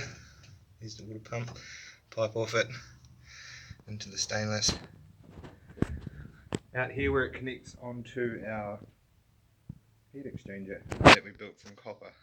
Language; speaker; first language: English; native; English